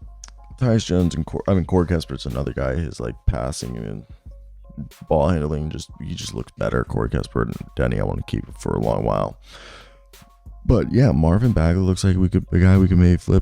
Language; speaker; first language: English; native; English